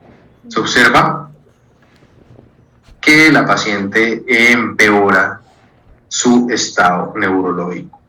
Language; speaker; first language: Spanish; native; Spanish